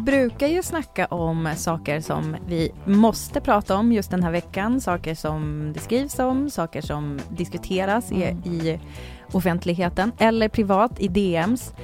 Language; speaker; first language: Swedish; native; Swedish